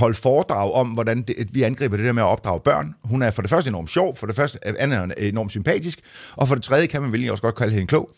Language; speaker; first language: Danish; native; Danish